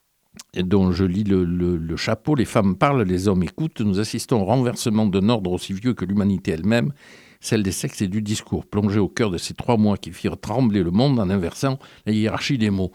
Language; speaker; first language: French; native; French